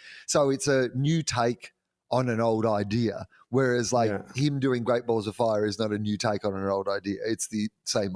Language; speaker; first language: English; native; English